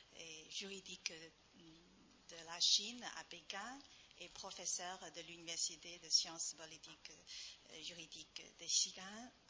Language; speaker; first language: French; non-native, fluent; Chinese